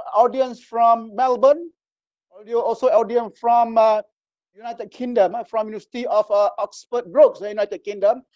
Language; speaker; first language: English; non-native, local second language; Malay